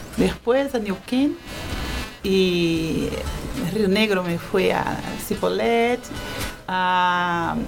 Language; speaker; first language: Spanish; non-native, learner; Portuguese